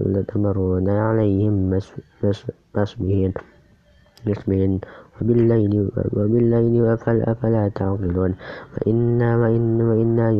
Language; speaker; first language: Arabic; non-native, learner; Indonesian